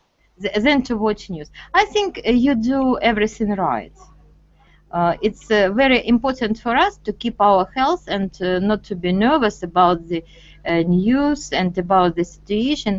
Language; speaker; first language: English; non-native, fluent; Russian